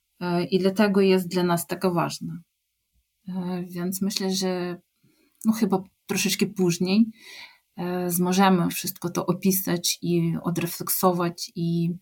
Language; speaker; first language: Polish; non-native, fluent; Ukrainian